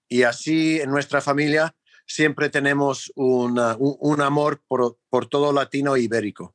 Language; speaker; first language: Spanish; non-native, fluent; English